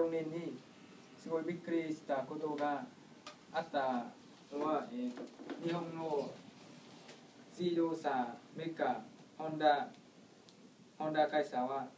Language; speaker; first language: Japanese; non-native, learner; Vietnamese